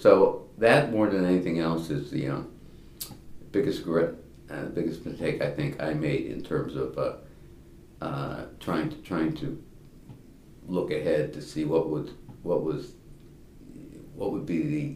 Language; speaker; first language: English; native; English